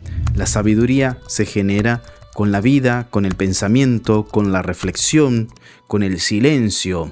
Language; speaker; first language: Spanish; native; Spanish